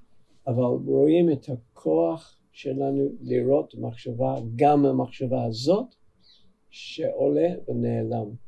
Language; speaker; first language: Hebrew; non-native, fluent; English